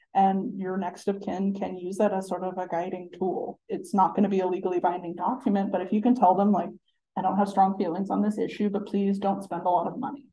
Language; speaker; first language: English; native; English